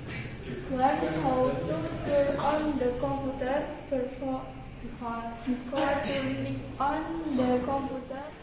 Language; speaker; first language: English; non-native, learner; Indonesian